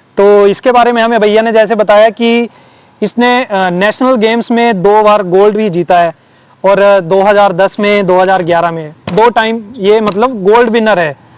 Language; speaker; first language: Hindi; native; Hindi